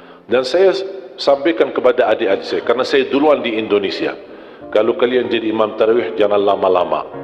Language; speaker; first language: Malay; non-native, fluent; Arabic